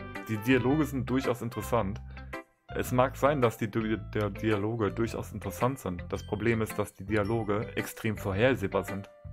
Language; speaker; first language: German; native; German